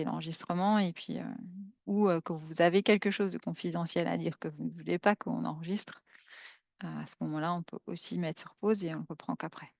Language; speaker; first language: French; native; French